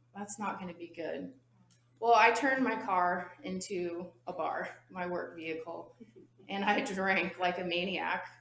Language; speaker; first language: English; native; English